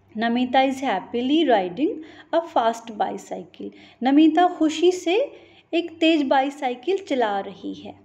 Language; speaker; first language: Hindi; native; Hindi